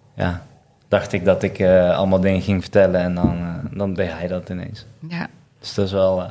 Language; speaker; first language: Dutch; native; Dutch